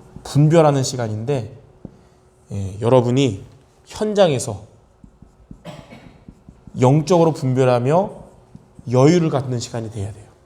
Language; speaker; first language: Korean; native; Korean